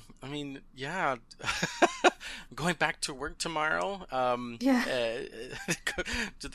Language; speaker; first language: English; early bilingual, other home language; Spanish